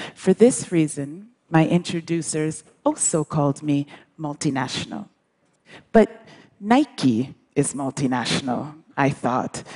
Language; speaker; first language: English; native; English